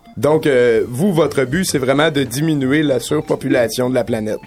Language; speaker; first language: French; native; French